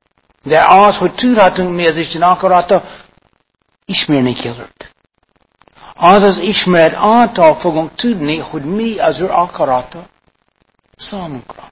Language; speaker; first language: Hungarian; non-native, fluent; English